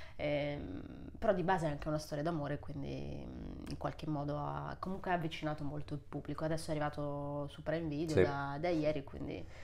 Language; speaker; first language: Italian; non-native, fluent; Russian